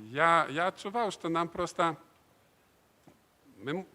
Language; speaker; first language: Polish; non-native, learner; Belarusian